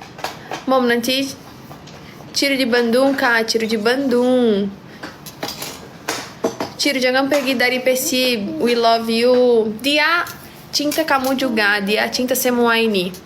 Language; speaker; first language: Indonesian; non-native, learner; Portuguese